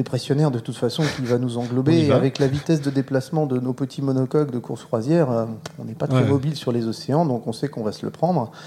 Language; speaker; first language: French; native; French